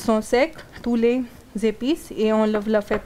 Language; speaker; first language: French; non-native, learner; Hindi